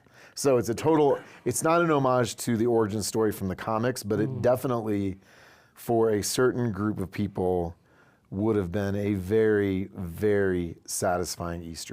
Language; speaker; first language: English; native; English